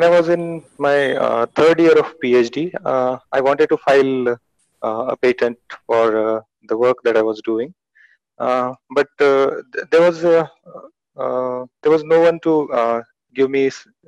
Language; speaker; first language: English; non-native, local second language; Marathi